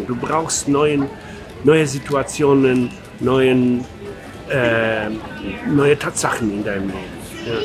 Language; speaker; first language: German; non-native, fluent; Polish